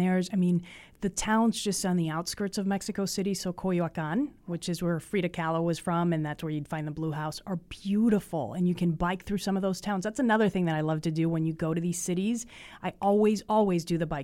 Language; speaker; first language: English; early bilingual, other home language; Spanish